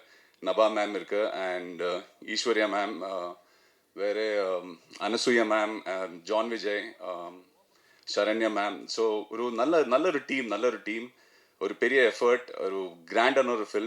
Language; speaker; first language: Tamil; non-native, fluent; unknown